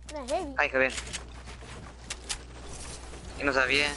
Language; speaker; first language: Spanish; early bilingual, heritage; Spanish